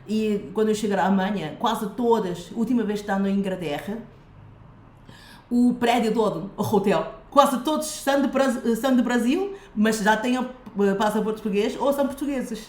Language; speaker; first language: Portuguese; non-native, fluent; Chinese